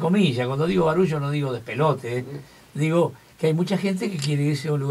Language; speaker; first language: Spanish; native; Spanish